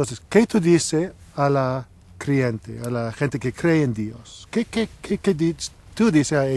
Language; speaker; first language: Spanish; non-native, learner; English